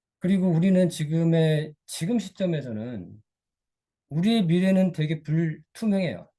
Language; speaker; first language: Korean; native; Korean